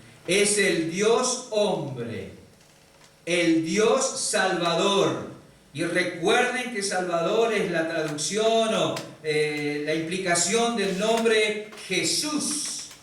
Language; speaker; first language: Spanish; native; Spanish